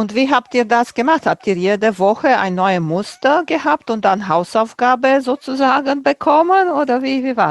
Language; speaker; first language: German; non-native, fluent; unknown